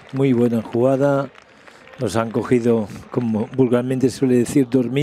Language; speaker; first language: Spanish; native; Spanish